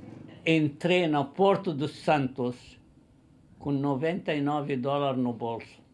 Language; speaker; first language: Portuguese; non-native, fluent; Arabic